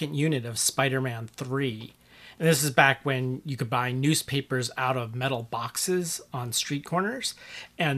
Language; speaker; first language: English; native; English